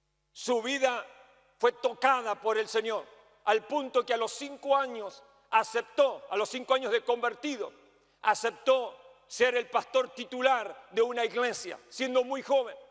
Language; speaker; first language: Spanish; native; Spanish